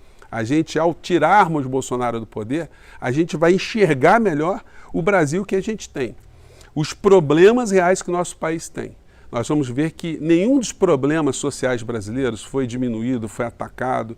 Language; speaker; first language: Portuguese; native; Portuguese